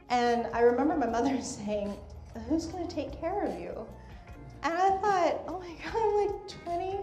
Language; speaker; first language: English; native; English